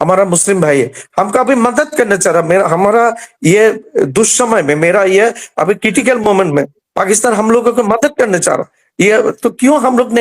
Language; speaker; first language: Hindi; non-native, learner; Bangla